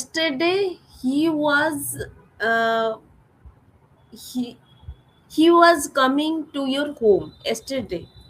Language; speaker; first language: English; non-native, learner; Odia